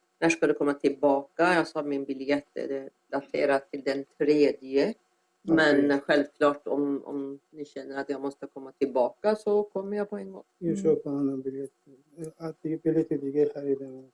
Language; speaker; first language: Swedish; non-native, fluent; Persian